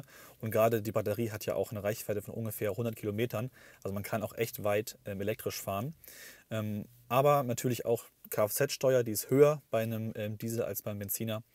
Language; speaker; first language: German; native; German